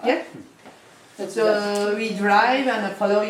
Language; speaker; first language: English; non-native, learner; Japanese